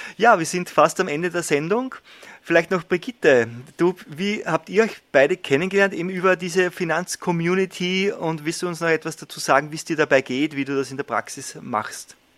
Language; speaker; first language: German; native; German